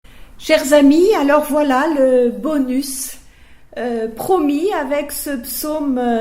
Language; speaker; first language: French; native; French